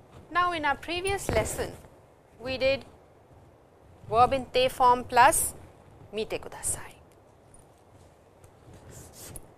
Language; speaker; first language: English; non-native, local second language; Hindi